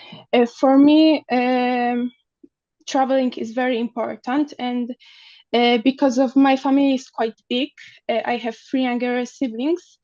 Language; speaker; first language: English; non-native, learner; Polish